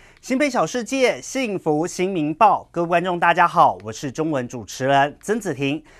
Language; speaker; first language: Chinese; native; Chinese